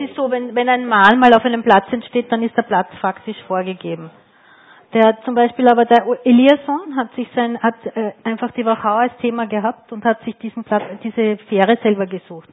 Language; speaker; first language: German; native; German